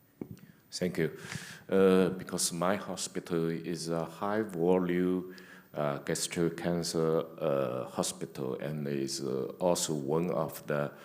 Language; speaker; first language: English; non-native, fluent; Chinese